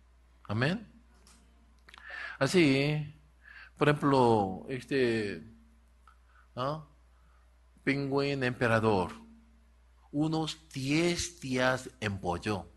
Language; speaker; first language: Spanish; non-native, learner; Korean